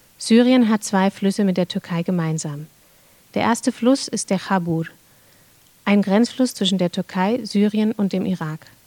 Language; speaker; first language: German; non-native, fluent; Arabic